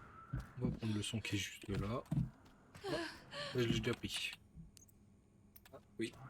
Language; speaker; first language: French; native; French